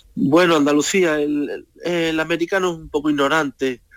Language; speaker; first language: Spanish; native; Spanish